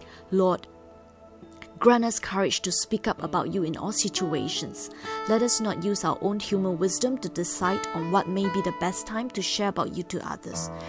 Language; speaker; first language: English; non-native, local second language; Chinese